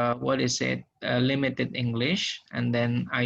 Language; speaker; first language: English; non-native, learner; Indonesian